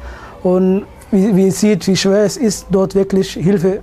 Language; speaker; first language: German; early bilingual, other home language; Somali